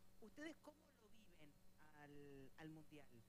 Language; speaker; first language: Spanish; native; Spanish